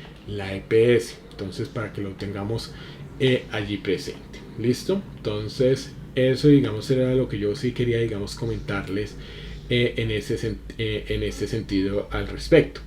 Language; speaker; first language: Spanish; native; Spanish